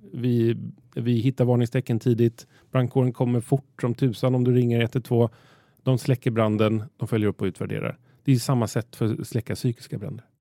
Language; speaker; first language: Swedish; native; Swedish